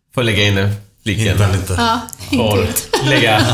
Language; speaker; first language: Swedish; non-native, fluent; Persian